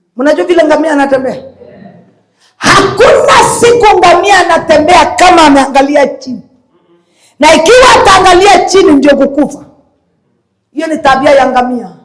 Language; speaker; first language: Swahili; non-native, local second language; Kalenjin